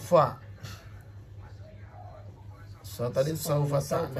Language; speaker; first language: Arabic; non-native, fluent; Indonesian